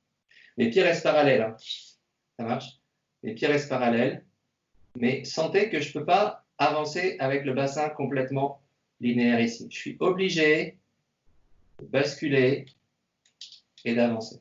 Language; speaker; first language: French; native; French